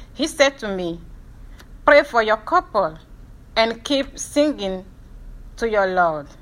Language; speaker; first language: English; non-native, fluent; Ewe